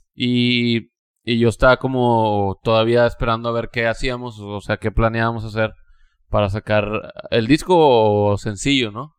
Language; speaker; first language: Spanish; native; Spanish